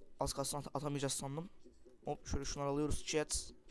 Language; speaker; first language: Turkish; native; Turkish